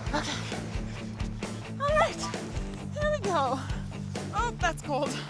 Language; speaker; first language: English; native; English